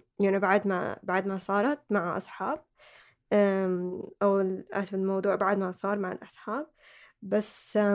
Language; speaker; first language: Arabic; early bilingual, other home language; Somali